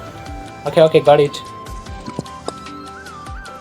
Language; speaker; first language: English; non-native, fluent; Bangla